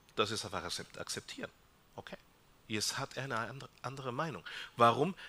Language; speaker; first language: German; non-native, fluent; Spanish